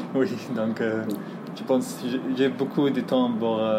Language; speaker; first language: French; non-native, fluent; Arabic